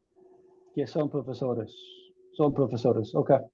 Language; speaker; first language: Spanish; non-native, learner; English